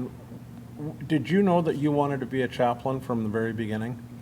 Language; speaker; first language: English; native; English